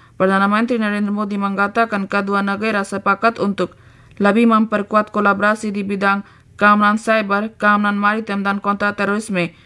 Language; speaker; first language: Indonesian; non-native, fluent; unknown